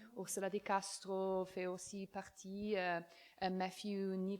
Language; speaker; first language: French; non-native, fluent; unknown